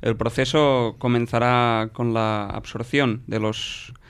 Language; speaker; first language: Spanish; non-native, local second language; Catalan